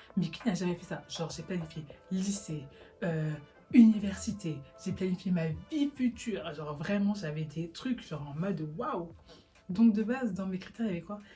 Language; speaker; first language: French; early bilingual, other home language; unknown